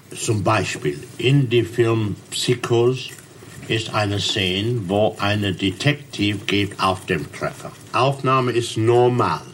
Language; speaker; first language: German; non-native, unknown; English